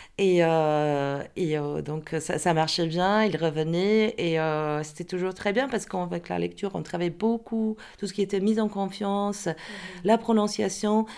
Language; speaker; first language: French; non-native, fluent; Croatian